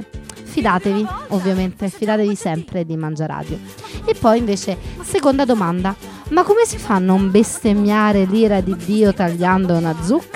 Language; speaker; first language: Italian; native; Italian